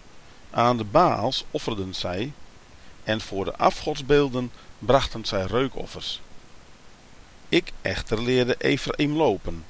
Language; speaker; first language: Dutch; native; Dutch